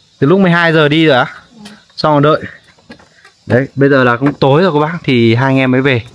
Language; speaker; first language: Vietnamese; non-native, local second language; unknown